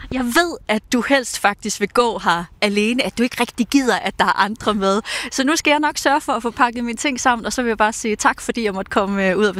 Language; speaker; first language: Danish; native; Danish